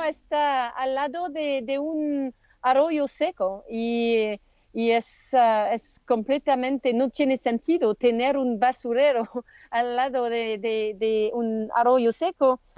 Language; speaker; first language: Spanish; non-native, learner; French